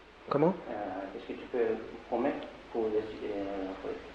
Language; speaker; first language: French; non-native, fluent; Turkish